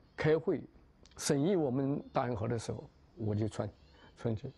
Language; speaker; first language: Chinese; native; Chinese